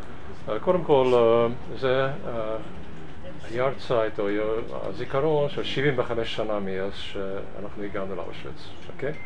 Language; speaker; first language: Hebrew; non-native, fluent; Hungarian